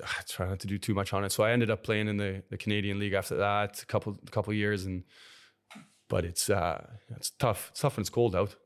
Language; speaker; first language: English; native; English